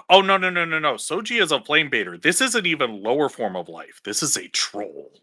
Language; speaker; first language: English; native; English